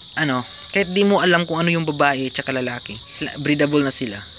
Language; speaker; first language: Filipino; non-native, local second language; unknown